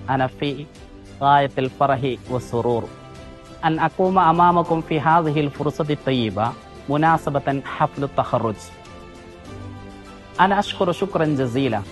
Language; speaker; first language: Arabic; non-native, fluent; Malayalam